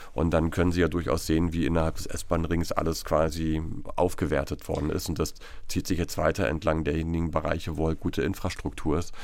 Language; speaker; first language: German; native; German